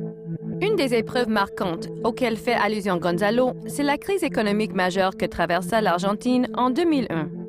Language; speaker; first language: French; native; French